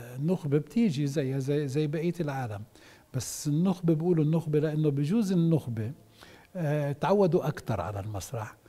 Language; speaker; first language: Arabic; native; Arabic